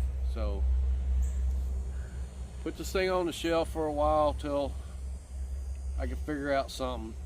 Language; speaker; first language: English; native; English